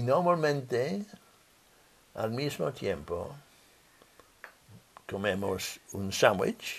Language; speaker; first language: Spanish; non-native, fluent; English